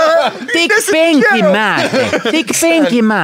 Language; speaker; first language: Lithuanian; non-native, fluent; Finnish